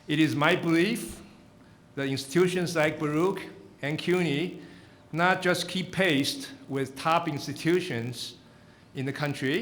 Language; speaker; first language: English; non-native, fluent; Chinese